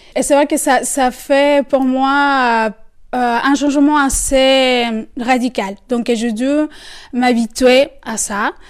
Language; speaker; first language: French; non-native, fluent; Spanish